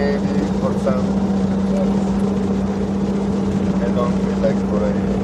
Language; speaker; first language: English; non-native, learner; Italian